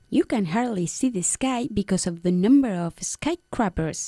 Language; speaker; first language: English; non-native, fluent; Spanish